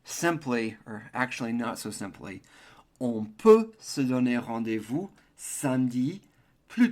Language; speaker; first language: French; non-native, fluent; English